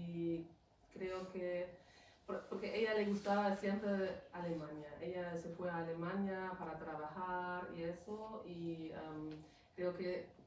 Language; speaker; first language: Spanish; non-native, fluent; German